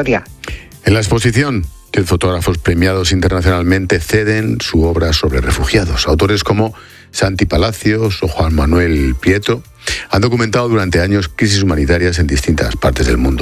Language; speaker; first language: Spanish; native; Spanish